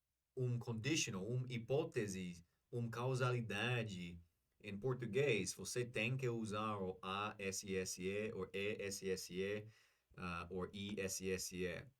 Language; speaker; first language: Portuguese; non-native, learner; English